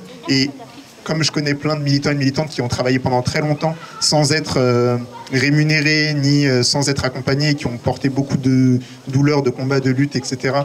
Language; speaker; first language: French; native; French